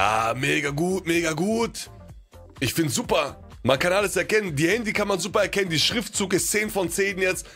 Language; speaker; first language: German; native; German